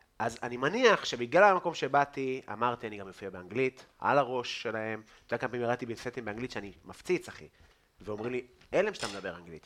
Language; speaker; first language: Hebrew; native; Hebrew